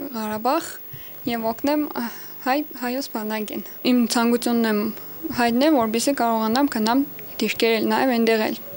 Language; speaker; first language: Armenian; non-native, local second language; Russian